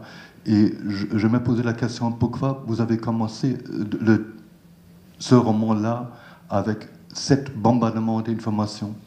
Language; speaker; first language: French; non-native, learner; German